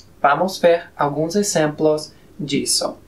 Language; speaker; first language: Portuguese; non-native, fluent; Spanish